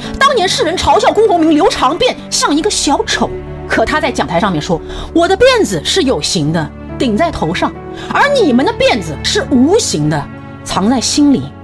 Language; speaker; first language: Chinese; native; Chinese